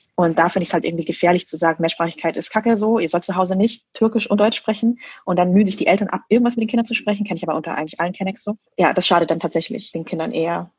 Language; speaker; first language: German; early bilingual, other home language; Vietnamese